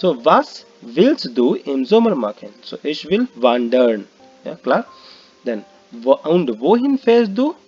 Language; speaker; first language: German; non-native, learner; Hindi